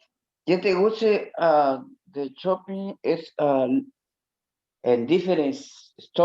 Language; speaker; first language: English; non-native, learner; Spanish